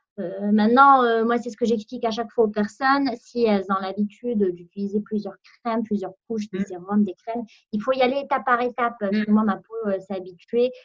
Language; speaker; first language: French; non-native, local second language; Arabic